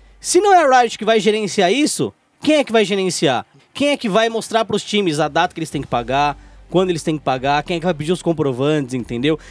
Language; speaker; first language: Portuguese; native; Portuguese